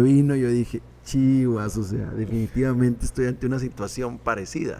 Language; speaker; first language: Spanish; native; Spanish